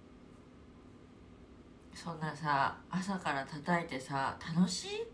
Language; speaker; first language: Japanese; native; Japanese